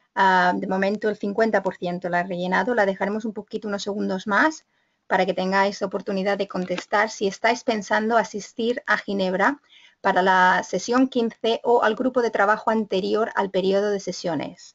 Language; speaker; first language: Spanish; native; Spanish